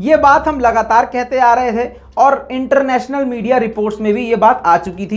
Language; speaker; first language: Hindi; native; Hindi